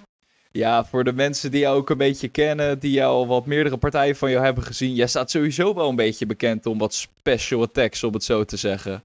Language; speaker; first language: Dutch; native; Dutch